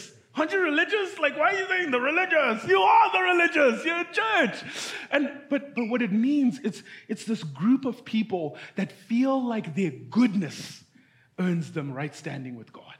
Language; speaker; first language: English; non-native, local second language; Shona